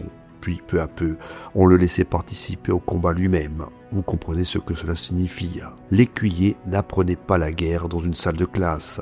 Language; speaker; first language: French; native; French